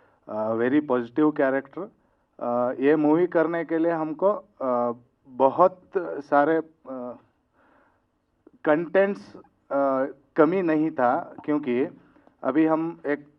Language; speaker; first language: Hindi; non-native, local second language; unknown